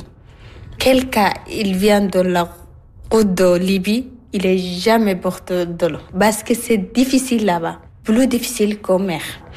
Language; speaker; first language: French; non-native, learner; Arabic